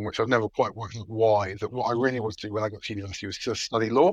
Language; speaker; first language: English; native; English